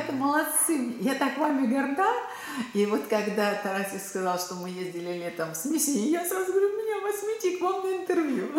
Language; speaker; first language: Russian; native; Russian